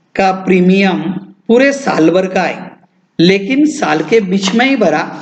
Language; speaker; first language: Hindi; non-native, local second language; Marathi